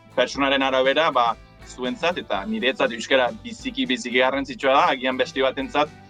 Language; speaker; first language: Basque; non-native, fluent; English